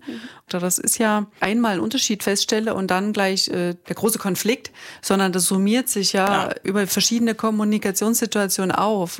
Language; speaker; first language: German; native; German